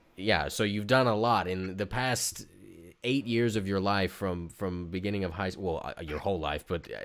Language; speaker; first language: English; native; English